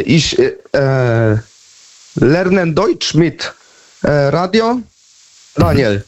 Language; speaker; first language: German; non-native, learner; Polish